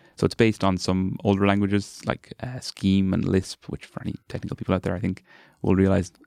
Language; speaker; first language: English; native; English